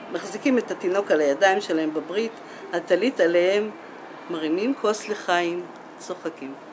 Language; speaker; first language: Hebrew; native; Hebrew